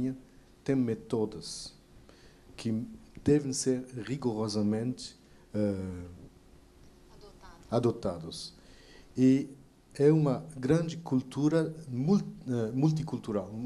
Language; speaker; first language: Portuguese; non-native, fluent; French